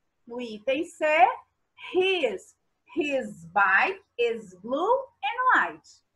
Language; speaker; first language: English; non-native, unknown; Portuguese